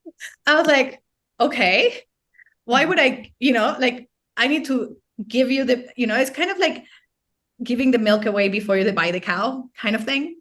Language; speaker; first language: English; non-native, fluent; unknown